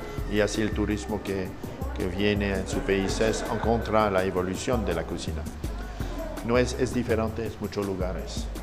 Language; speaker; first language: Spanish; non-native, fluent; French